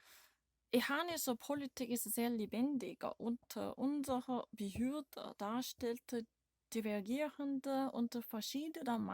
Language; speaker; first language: German; non-native, learner; Korean